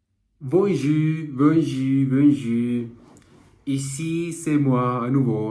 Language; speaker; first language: French; non-native, learner; Portuguese